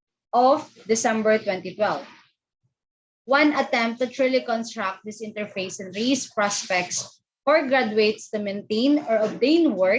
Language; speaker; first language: English; non-native, local second language; Filipino